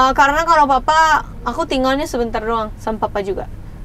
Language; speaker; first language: Indonesian; non-native, fluent; Japanese